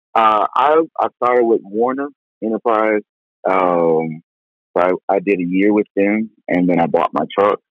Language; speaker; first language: English; native; English